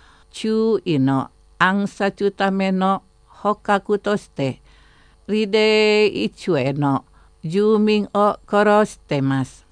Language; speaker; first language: Japanese; non-native, fluent; Indonesian